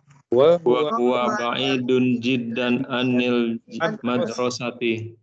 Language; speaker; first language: Arabic; non-native, learner; Indonesian